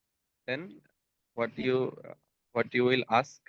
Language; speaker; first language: English; non-native, local second language; Bangla